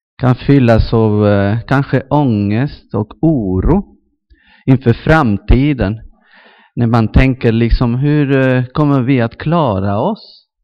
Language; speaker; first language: Swedish; non-native, fluent; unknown